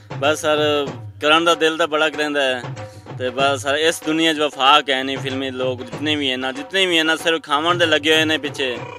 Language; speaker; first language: Punjabi; non-native, local second language; Saraiki